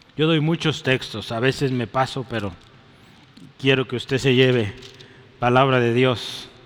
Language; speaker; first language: Spanish; native; Spanish